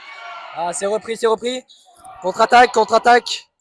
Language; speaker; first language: French; native; French